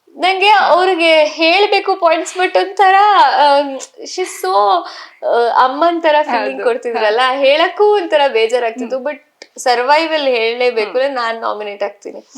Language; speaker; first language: Kannada; native; Kannada